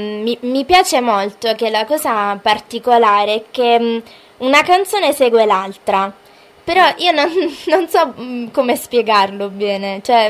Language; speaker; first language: Italian; native; Italian